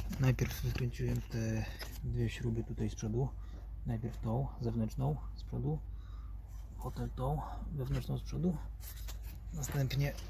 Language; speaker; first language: Polish; native; Polish